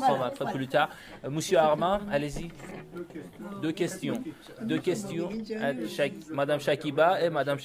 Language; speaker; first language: French; non-native, learner; Persian